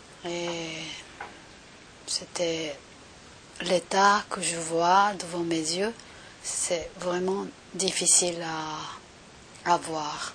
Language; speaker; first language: French; non-native, learner; Japanese